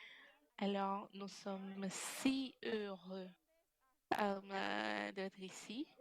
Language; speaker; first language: French; non-native, fluent; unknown